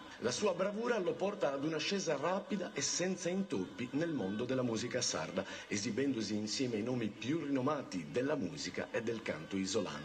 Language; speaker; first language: Italian; native; Italian